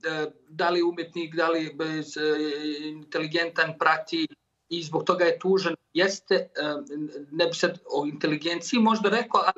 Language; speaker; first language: Serbian; native; Serbian